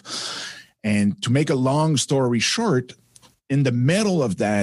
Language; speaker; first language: English; non-native, fluent; French